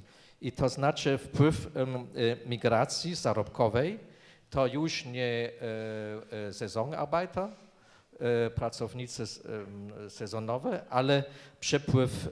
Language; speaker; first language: Polish; non-native, fluent; German